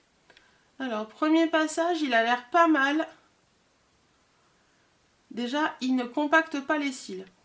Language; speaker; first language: French; native; French